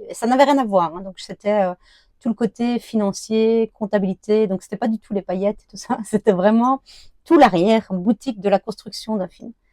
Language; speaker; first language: French; early bilingual, other home language; Arabic